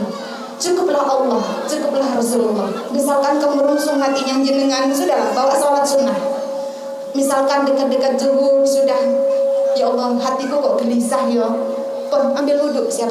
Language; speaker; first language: Indonesian; non-native, local second language; Javanese